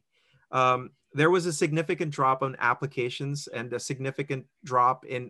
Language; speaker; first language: English; non-native, local second language; Filipino